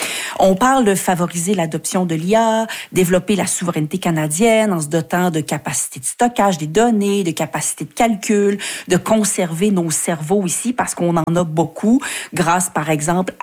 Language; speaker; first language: French; native; French